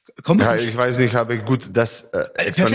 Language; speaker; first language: German; non-native, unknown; Serbian